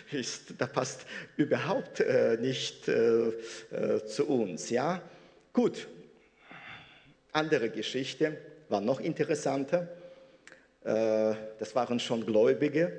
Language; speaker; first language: German; non-native, fluent; Russian